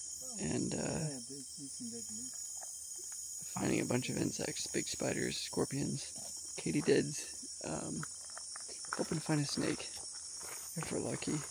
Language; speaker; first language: English; native; English